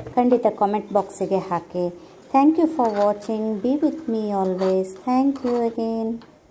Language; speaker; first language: Kannada; non-native, local second language; Konkani